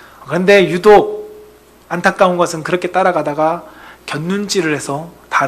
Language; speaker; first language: Korean; native; Korean